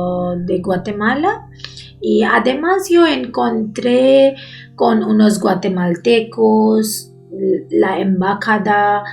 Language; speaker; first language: Spanish; non-native, learner; Bangla